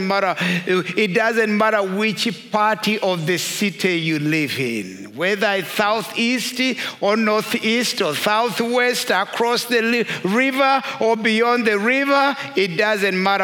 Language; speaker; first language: English; non-native, local second language; Kinyarwanda